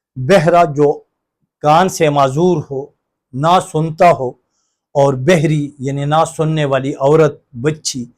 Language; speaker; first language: Urdu; non-native, local second language; Pashto